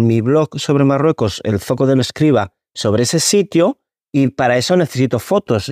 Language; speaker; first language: Spanish; native; Spanish